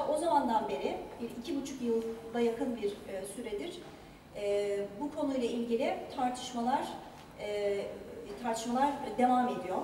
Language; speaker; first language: Turkish; native; Turkish